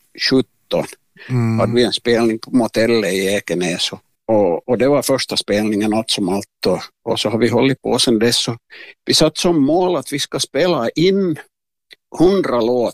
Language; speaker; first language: Swedish; native; Swedish